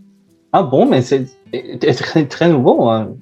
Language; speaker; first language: French; non-native, fluent; Spanish